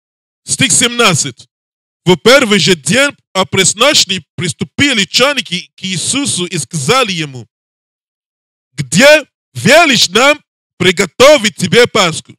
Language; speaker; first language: Russian; non-native, learner; English